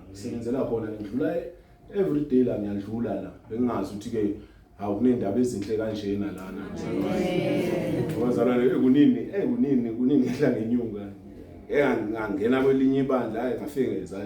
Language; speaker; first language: Zulu; native; Zulu